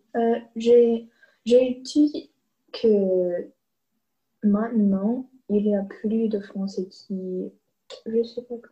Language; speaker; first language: French; non-native, learner; English